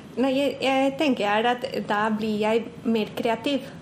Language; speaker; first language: Norwegian; non-native, fluent; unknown